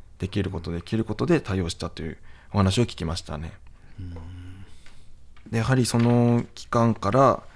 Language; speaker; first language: Japanese; native; Japanese